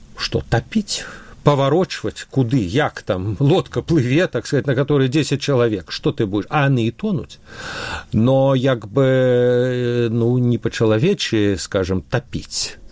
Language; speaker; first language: Belarusian; non-native, local second language; Russian